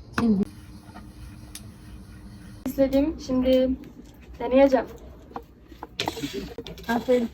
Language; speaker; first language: Turkish; non-native, learner; Swedish